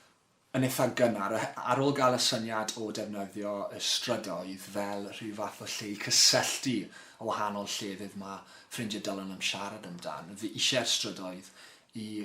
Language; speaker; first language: Welsh; non-native, local second language; English